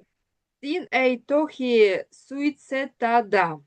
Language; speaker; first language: Estonian; non-native, learner; Russian